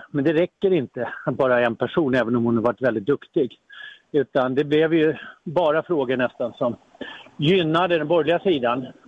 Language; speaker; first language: Swedish; native; Swedish